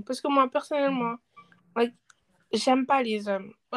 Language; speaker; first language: French; non-native, local second language; Wolof